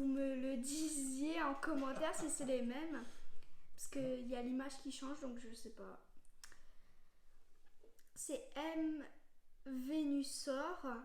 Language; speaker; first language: French; native; French